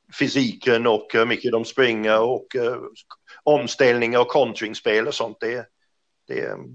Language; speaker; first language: Swedish; non-native, fluent; English